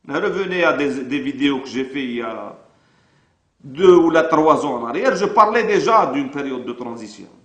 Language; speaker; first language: French; non-native, local second language; Arabic